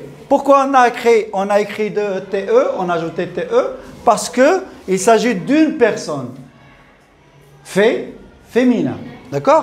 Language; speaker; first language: French; non-native, local second language; Arabic